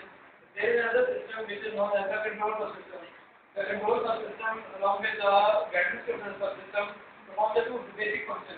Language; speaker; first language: English; non-native, learner; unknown